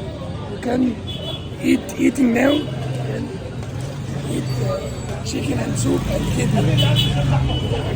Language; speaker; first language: English; non-native, learner; Arabic